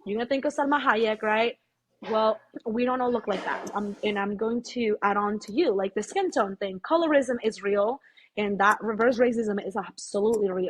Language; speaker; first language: English; early bilingual, other home language; Spanish